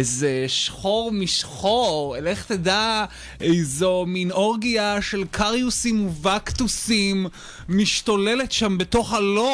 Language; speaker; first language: Hebrew; native; Hebrew